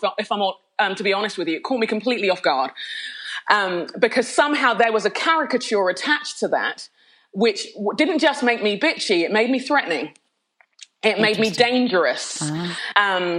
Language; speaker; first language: English; native; English